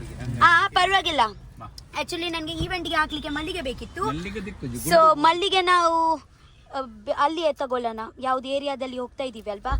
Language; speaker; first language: Kannada; non-native, local second language; Tulu